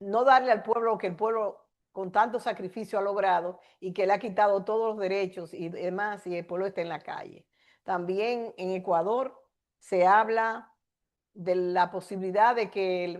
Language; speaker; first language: Spanish; native; Spanish